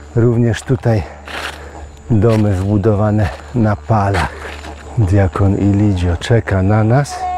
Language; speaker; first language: Polish; native; Polish